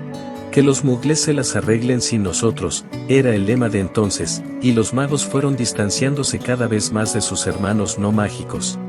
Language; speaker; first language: Spanish; native; Spanish